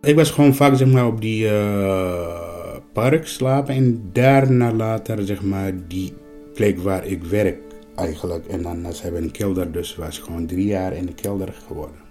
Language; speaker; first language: Dutch; non-native, fluent; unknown